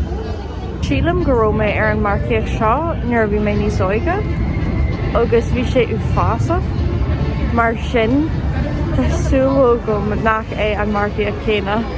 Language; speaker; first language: Irish; non-native, local second language; English